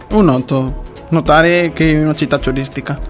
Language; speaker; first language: Italian; non-native, learner; Spanish